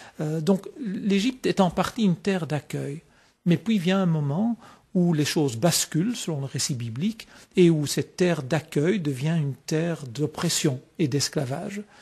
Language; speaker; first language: French; native; French